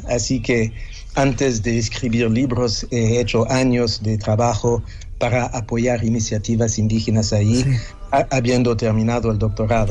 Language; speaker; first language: Spanish; non-native, fluent; French